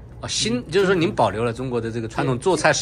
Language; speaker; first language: Chinese; native; Chinese